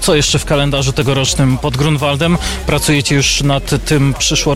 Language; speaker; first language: Polish; native; Polish